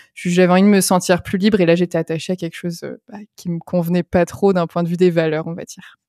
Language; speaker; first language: French; native; French